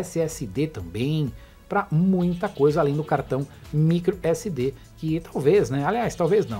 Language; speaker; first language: Portuguese; native; Portuguese